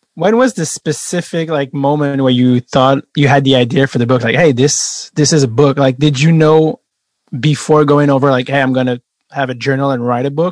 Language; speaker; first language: English; non-native, fluent; French